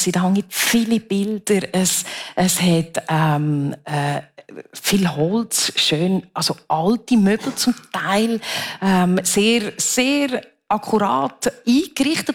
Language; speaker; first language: German; native; German